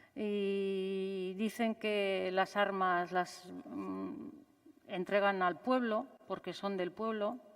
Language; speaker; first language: Spanish; native; Spanish